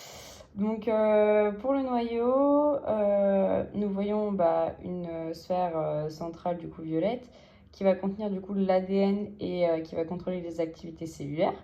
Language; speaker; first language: French; native; French